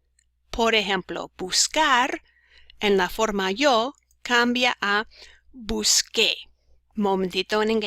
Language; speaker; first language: Spanish; non-native, fluent; English